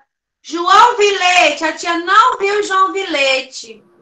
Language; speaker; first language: Portuguese; native; Portuguese